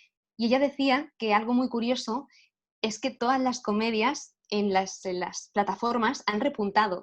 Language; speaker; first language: Spanish; native; Spanish